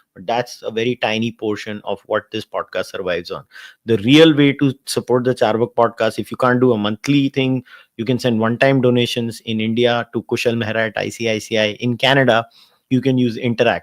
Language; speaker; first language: English; non-native, local second language; Hindi